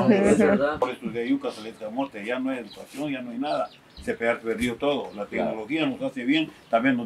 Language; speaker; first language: Spanish; native; Spanish